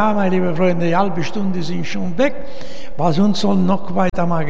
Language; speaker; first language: German; non-native, fluent; Italian